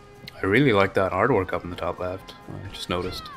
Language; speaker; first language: English; native; English